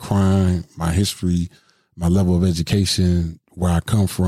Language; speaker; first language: English; native; English